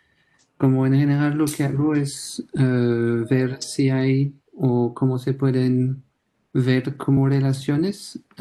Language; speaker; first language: Spanish; non-native, fluent; French